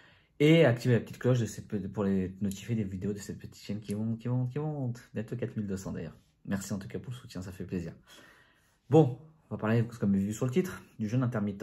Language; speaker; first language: French; native; French